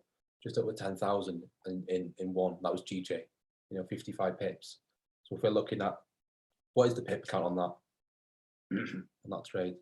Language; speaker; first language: English; native; English